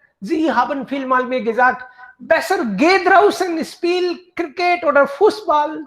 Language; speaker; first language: German; non-native, fluent; Hindi